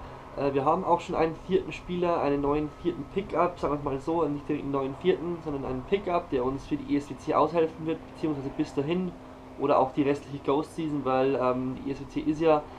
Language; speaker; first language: German; native; German